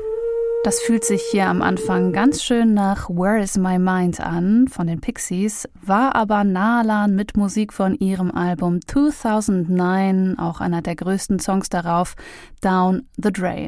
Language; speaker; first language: German; native; German